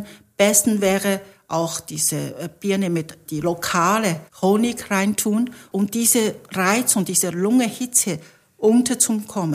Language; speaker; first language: German; non-native, fluent; Chinese